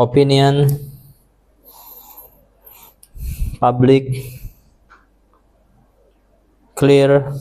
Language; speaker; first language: English; non-native, learner; Indonesian